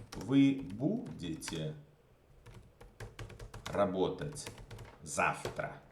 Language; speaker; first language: Russian; non-native, fluent; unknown